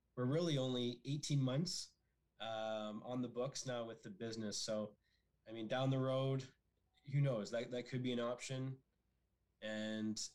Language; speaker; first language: English; native; English